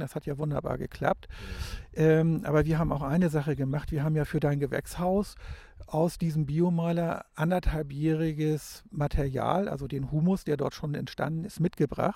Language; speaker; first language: German; native; German